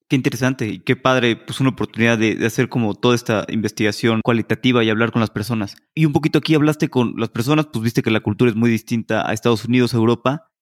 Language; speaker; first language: Spanish; native; Spanish